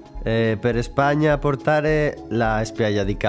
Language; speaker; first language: Italian; non-native, learner; Spanish